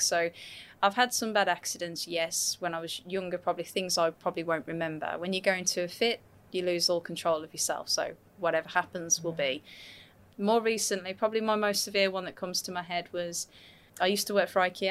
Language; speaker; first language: English; native; English